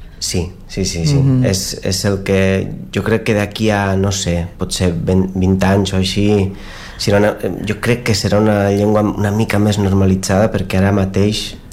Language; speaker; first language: Catalan; non-native, local second language; Spanish